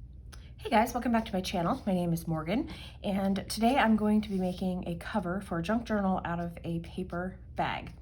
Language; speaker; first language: English; native; English